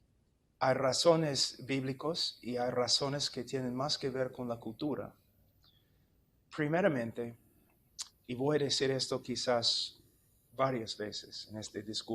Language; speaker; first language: Spanish; non-native, fluent; English